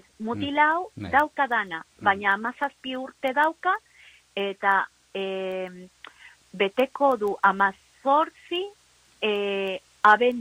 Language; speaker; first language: Basque; non-native, learner; Spanish